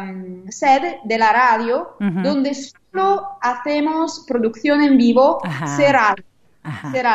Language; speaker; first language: Spanish; non-native, fluent; Italian